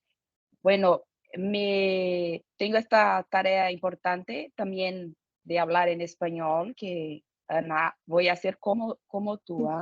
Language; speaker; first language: Spanish; non-native, fluent; Portuguese